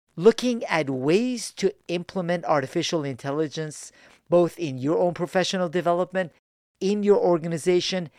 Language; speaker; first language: English; early bilingual, other home language; Persian